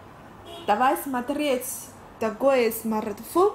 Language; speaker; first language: Russian; non-native, learner; Chinese